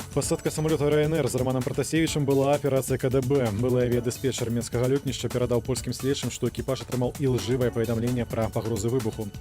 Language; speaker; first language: Belarusian; native; Belarusian